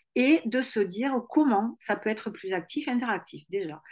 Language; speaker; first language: French; native; French